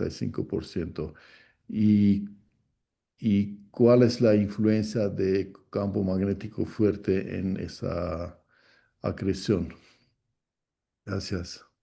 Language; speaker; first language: Spanish; non-native, fluent; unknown